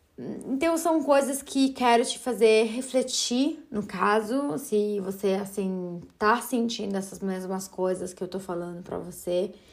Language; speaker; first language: Portuguese; early bilingual, heritage; Portuguese